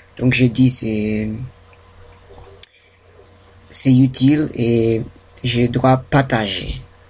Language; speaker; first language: French; non-native, learner; English